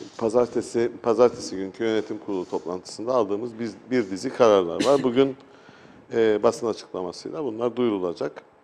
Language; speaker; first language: Turkish; native; Turkish